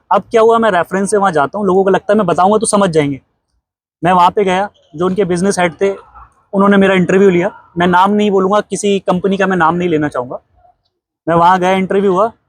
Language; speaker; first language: Hindi; native; Hindi